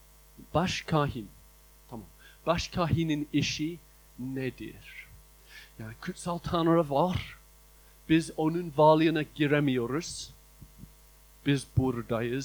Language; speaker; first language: Turkish; non-native, fluent; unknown